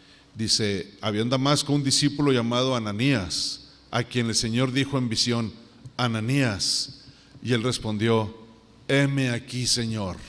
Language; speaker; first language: Spanish; native; Spanish